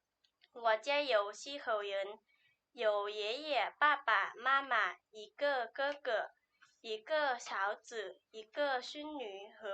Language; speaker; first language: Chinese; non-native, learner; Lao